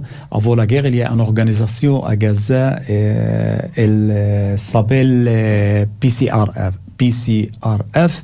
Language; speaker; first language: French; non-native, learner; Arabic